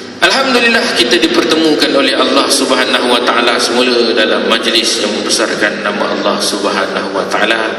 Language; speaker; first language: Malay; native; Malay